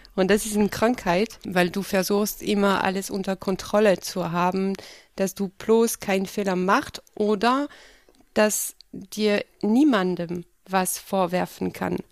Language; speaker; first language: German; non-native, fluent; French